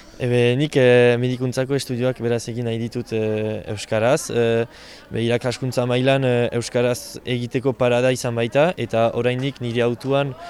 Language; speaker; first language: Basque; native; Basque